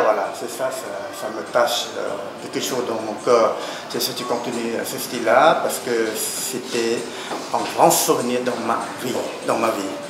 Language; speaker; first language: French; non-native, learner; Khmer